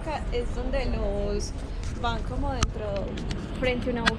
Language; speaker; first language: Spanish; native; Spanish